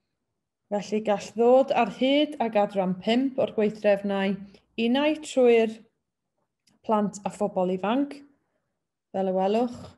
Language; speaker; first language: Welsh; native; Welsh